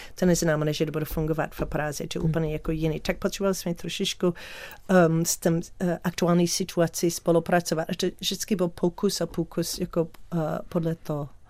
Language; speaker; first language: Czech; non-native, learner; English